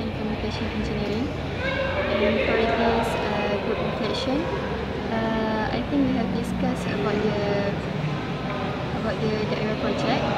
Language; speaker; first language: English; non-native, local second language; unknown